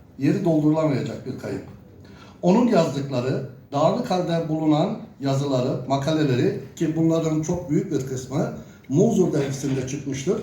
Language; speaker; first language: Turkish; non-native, local second language; Zaza